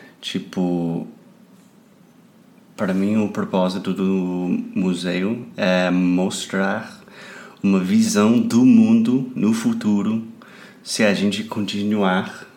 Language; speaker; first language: Portuguese; non-native, fluent; English